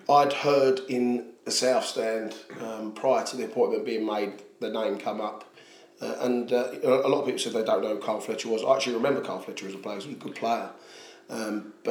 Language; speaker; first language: English; native; English